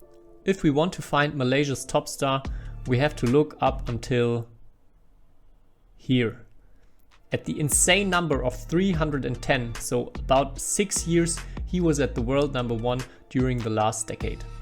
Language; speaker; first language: English; non-native, fluent; German